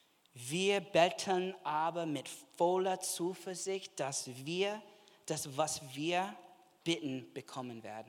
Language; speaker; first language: German; non-native, fluent; English